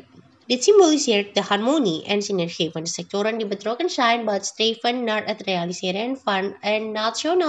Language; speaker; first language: Dutch; non-native, local second language; Indonesian